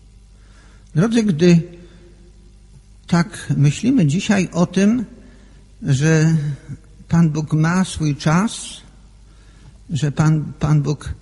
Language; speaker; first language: Polish; native; Polish